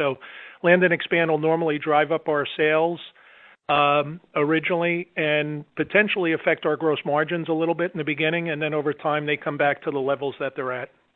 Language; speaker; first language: English; native; English